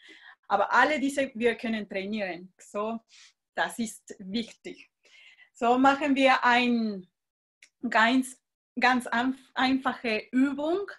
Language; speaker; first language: German; non-native, fluent; Spanish